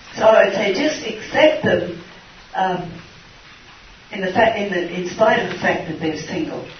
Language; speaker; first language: English; native; English